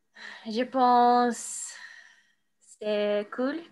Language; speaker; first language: French; non-native, learner; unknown